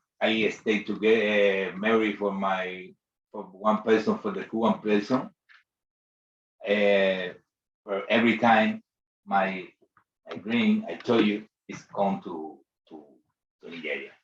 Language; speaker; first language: English; non-native, learner; Spanish